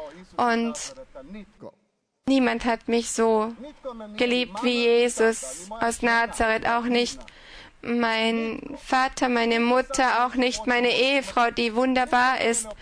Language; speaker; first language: German; non-native, fluent; Croatian